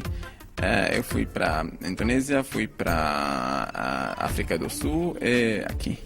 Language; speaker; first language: Portuguese; non-native, fluent; Arabic